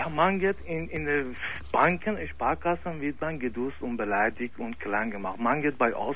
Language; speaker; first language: German; non-native, fluent; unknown